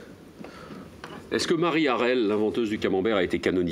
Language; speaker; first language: French; native; French